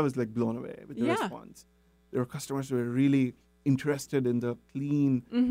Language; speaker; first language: English; non-native, local second language; Telugu